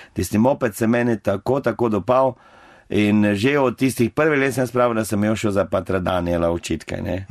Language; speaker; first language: Slovenian; native; Slovenian